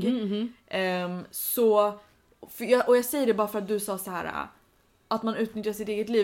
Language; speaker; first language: Swedish; native; Swedish